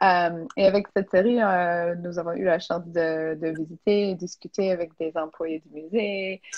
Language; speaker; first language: French; non-native, fluent; English